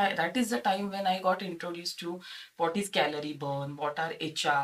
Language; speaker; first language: English; non-native, local second language; Marathi